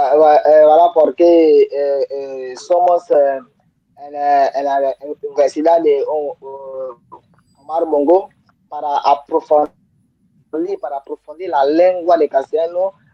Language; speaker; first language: Spanish; non-native, learner; French